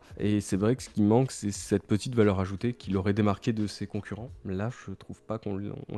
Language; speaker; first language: French; native; French